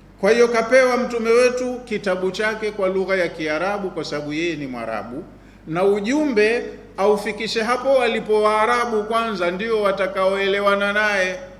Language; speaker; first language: Swahili; native; Swahili